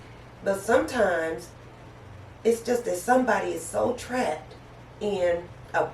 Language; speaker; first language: English; native; English